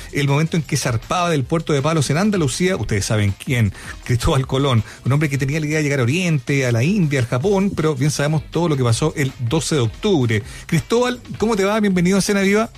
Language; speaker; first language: Spanish; native; Spanish